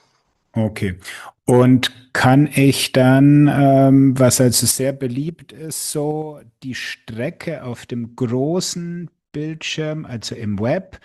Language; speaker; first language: German; native; German